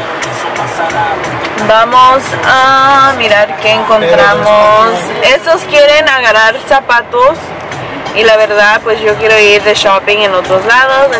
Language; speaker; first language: Spanish; early bilingual, heritage; Spanish